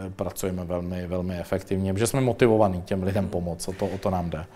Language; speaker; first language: Czech; native; Czech